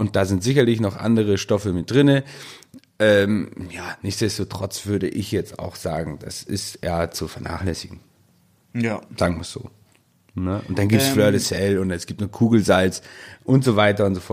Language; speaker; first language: German; native; German